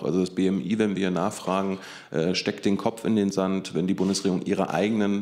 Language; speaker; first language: German; native; German